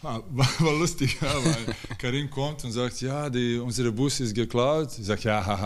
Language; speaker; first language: German; non-native, learner; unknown